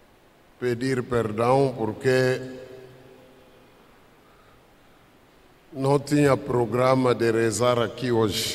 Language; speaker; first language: Portuguese; non-native, fluent; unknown